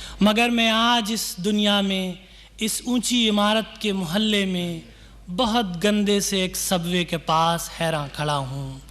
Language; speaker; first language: Urdu; native; Urdu